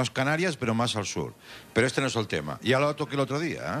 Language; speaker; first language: Spanish; native; Spanish